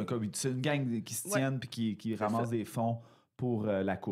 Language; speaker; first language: French; native; French